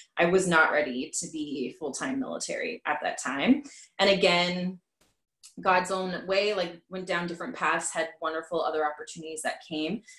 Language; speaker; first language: English; native; English